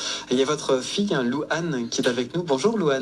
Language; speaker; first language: French; native; French